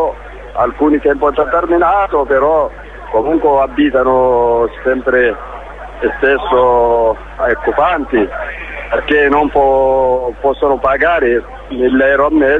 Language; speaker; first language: Italian; non-native, learner; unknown